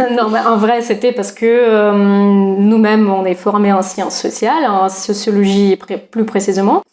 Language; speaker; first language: French; non-native, fluent; Russian